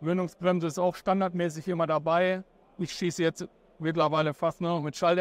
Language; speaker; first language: German; native; German